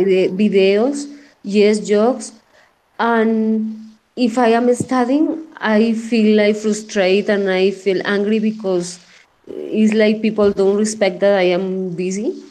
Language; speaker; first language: English; non-native, learner; Spanish